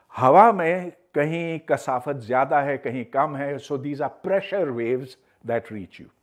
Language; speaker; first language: Urdu; native; Urdu